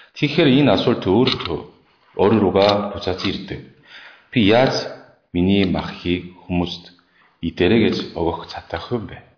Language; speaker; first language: Mongolian; non-native, fluent; Korean